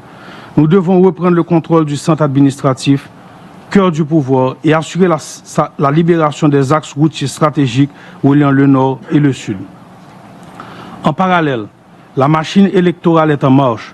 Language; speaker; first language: French; non-native, local second language; Haitian Creole